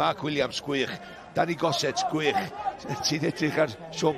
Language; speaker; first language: Welsh; native; Welsh